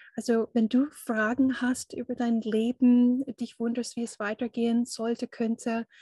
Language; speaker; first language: German; non-native, fluent; English